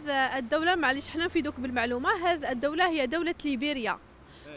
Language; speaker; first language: Arabic; native; Arabic